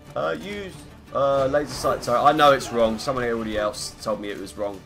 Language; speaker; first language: English; native; English